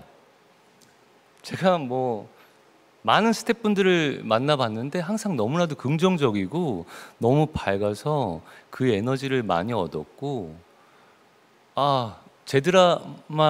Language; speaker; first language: Korean; native; Korean